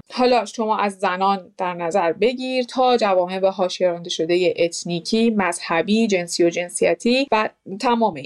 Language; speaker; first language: Persian; native; Persian